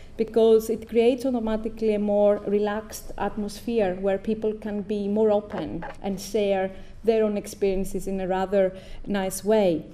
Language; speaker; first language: English; non-native, fluent; Greek